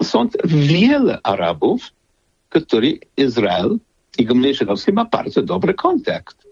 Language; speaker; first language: Polish; non-native, learner; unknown